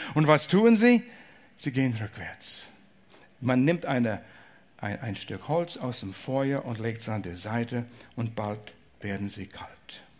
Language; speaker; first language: German; non-native, fluent; English